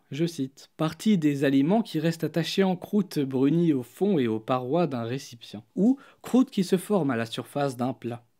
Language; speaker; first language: French; native; French